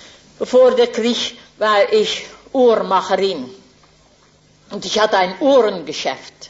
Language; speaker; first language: German; non-native, fluent; Dutch